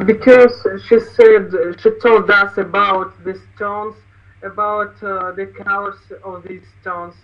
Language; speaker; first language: English; non-native, learner; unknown